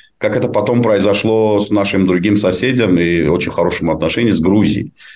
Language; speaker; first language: Russian; non-native, local second language; Azerbaijani